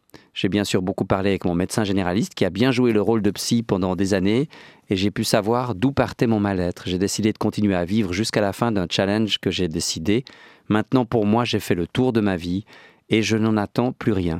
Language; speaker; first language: French; native; French